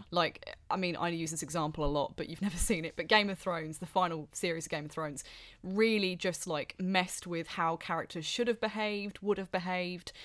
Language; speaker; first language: English; native; English